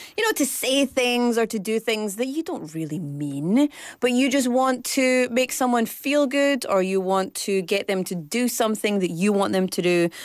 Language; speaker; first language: English; native; English